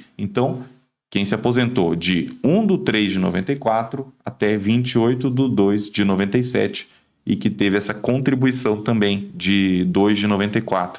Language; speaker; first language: Portuguese; native; Portuguese